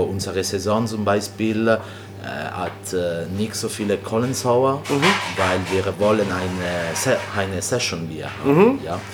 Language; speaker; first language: German; non-native, learner; Italian